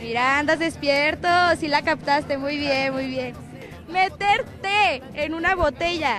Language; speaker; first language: Spanish; native; Spanish